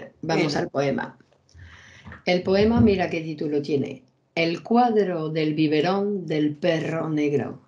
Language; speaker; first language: Spanish; native; Spanish